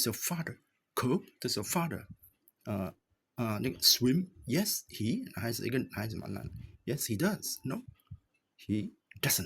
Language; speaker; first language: English; non-native, fluent; Chinese